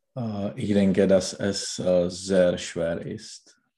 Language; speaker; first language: German; non-native, learner; Czech